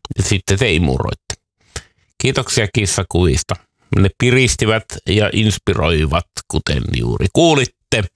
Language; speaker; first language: Finnish; native; Finnish